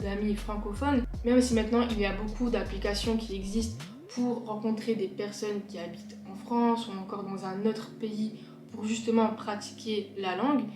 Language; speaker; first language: French; native; French